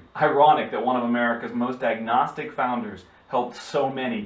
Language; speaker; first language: English; native; English